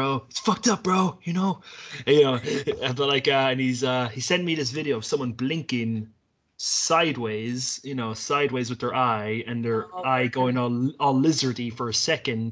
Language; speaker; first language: English; native; English